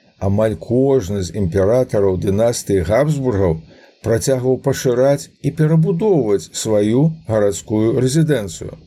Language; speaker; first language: Belarusian; native; Belarusian